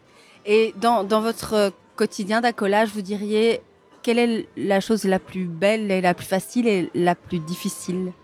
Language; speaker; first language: French; native; French